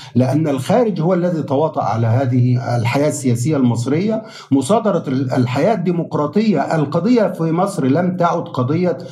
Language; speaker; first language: Arabic; native; Arabic